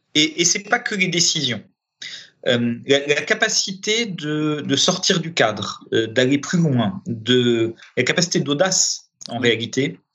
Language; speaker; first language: French; early bilingual, other home language; Romanian